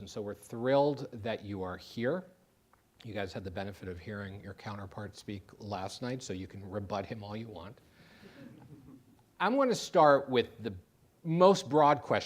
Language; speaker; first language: English; native; English